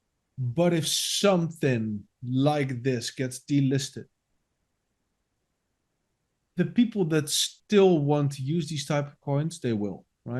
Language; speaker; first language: English; non-native, fluent; Dutch